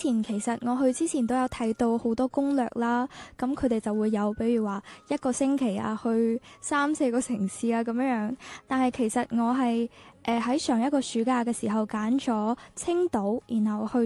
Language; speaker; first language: Cantonese; native; Cantonese